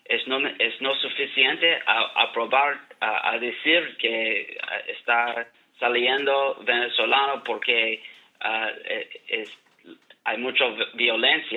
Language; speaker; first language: Spanish; non-native, learner; English